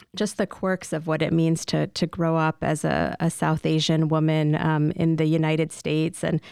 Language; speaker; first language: English; native; English